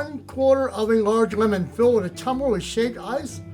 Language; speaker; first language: English; native; English